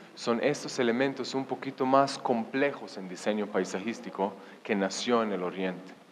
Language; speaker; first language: Spanish; non-native, fluent; Hebrew